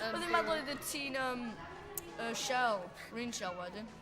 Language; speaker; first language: Welsh; non-native, local second language; English